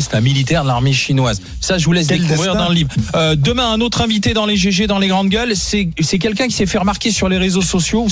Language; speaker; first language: French; native; French